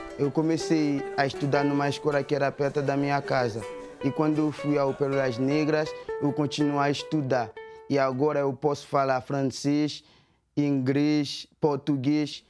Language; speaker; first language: Portuguese; non-native, fluent; Haitian Creole